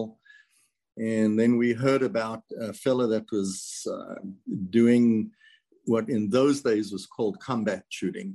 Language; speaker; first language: English; native; English